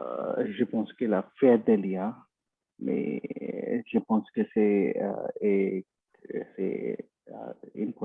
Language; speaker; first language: French; non-native, learner; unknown